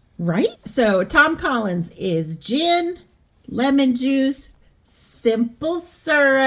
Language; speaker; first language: English; native; English